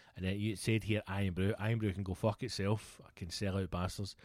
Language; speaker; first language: English; native; English